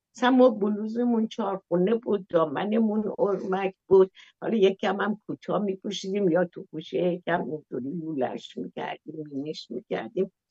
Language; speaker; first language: Persian; native; Persian